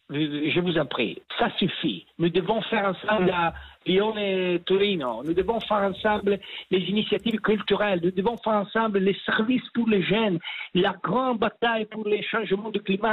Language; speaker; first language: French; non-native, fluent; Italian